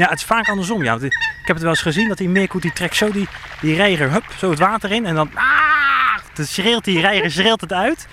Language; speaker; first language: Dutch; native; Dutch